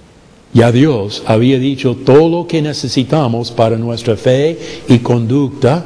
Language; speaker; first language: Spanish; non-native, fluent; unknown